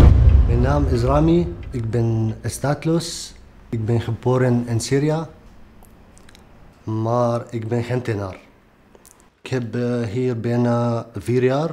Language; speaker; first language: Dutch; non-native, learner; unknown